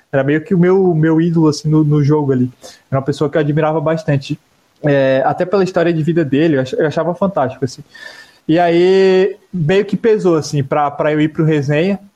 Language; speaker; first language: Portuguese; native; Portuguese